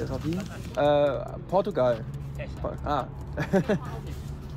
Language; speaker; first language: French; non-native, learner; German